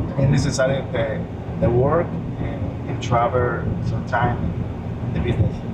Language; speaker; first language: English; non-native, learner; Spanish